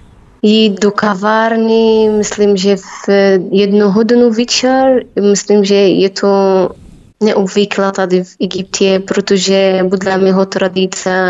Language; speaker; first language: Czech; non-native, learner; Arabic